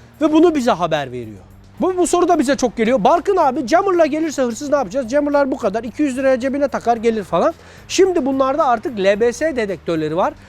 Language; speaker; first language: Turkish; native; Turkish